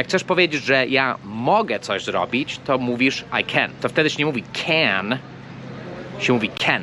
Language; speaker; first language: Polish; non-native, fluent; English